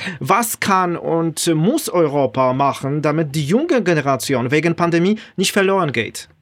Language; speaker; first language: German; non-native, fluent; Polish